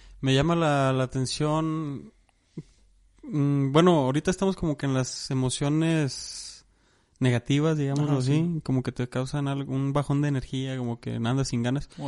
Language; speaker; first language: Spanish; native; Spanish